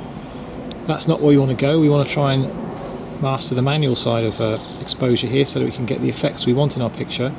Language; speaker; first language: English; native; English